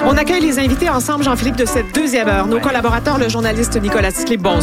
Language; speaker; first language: French; native; French